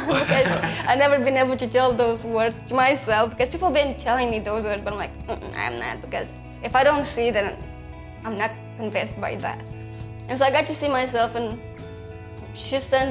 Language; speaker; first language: English; non-native, fluent; Romanian